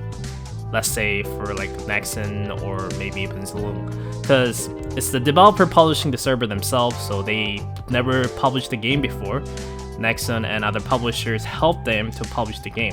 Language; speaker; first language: English; non-native, fluent; Korean